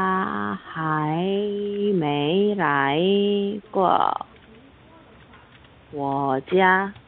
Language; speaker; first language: Chinese; non-native, learner; Korean